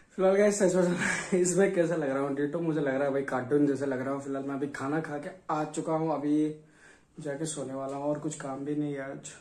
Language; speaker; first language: Hindi; non-native, local second language; Odia